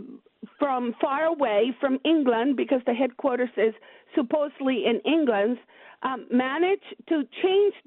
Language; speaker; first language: English; non-native, fluent; Spanish